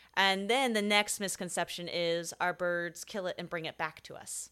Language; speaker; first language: English; native; English